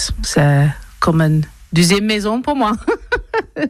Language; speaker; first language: French; non-native, learner; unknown